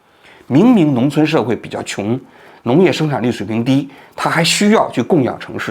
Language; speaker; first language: Chinese; native; Chinese